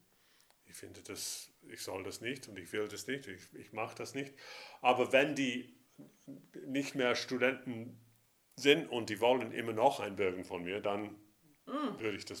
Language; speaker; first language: German; non-native, fluent; English